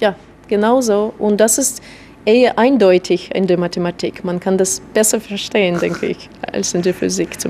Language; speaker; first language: German; non-native, fluent; Russian